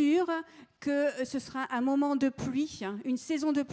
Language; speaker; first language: French; native; French